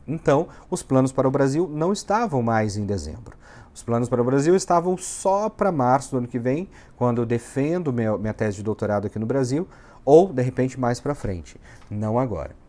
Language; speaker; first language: Portuguese; native; Portuguese